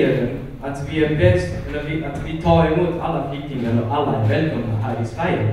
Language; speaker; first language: Swedish; non-native, fluent; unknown